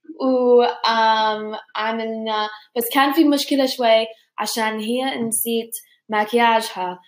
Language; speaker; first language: Arabic; non-native, learner; English